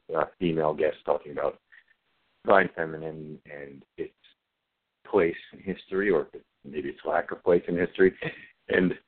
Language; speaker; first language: English; native; English